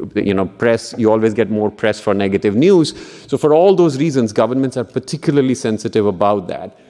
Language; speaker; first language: English; non-native, local second language; Punjabi